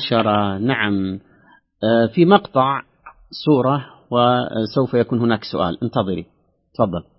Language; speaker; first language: Arabic; native; Arabic